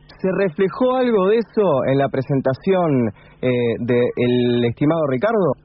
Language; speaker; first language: Spanish; native; Spanish